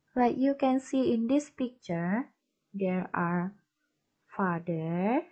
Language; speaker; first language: English; non-native, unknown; Indonesian